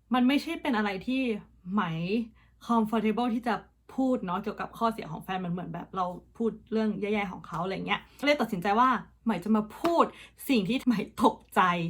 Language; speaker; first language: Thai; early bilingual, heritage; Thai